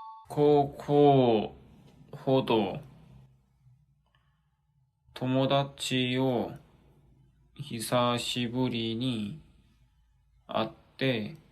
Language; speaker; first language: Japanese; non-native, learner; Korean